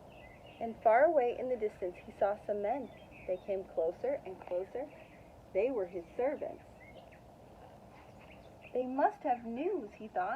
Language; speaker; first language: English; native; English